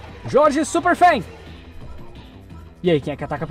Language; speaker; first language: Portuguese; native; Portuguese